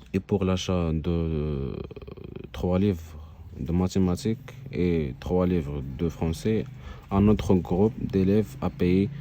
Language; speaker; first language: French; non-native, local second language; Arabic